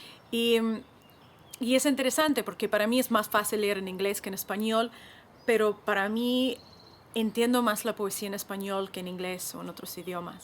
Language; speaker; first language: Spanish; non-native, fluent; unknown